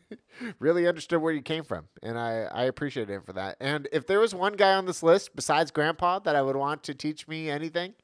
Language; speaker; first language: English; native; English